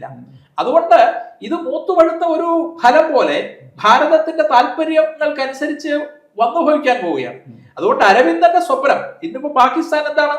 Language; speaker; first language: Malayalam; native; Malayalam